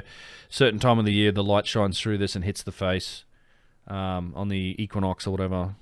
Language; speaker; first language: English; native; English